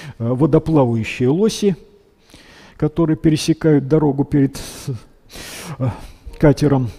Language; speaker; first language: Russian; native; Russian